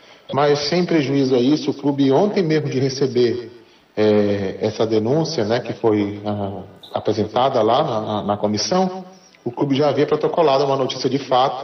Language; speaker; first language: Portuguese; native; Portuguese